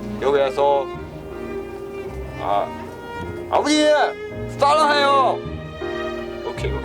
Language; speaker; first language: Korean; non-native, learner; Chinese